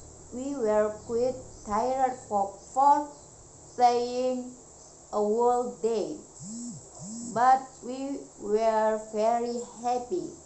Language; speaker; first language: English; non-native, learner; Indonesian